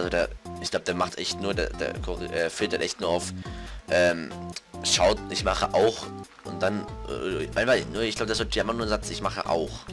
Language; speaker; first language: German; native; German